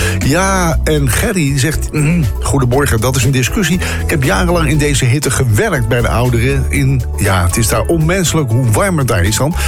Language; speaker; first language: Dutch; native; Dutch